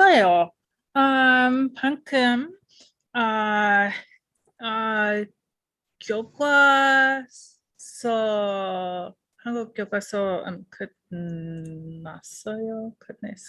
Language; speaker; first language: Korean; non-native, learner; English